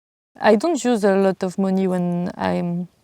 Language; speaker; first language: English; non-native, learner; French